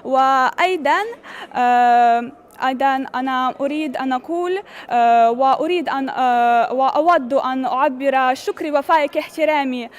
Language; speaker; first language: Arabic; non-native, fluent; Ukrainian